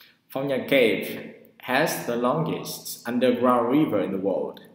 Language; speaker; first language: English; non-native, fluent; Vietnamese